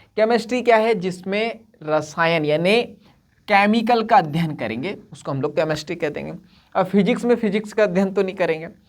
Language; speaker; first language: Hindi; native; Hindi